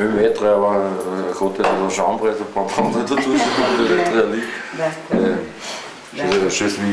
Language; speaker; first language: French; non-native, learner; German